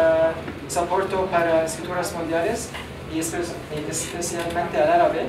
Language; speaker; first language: Spanish; non-native, learner; Arabic